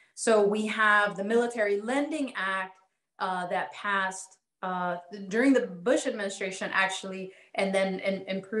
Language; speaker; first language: English; native; English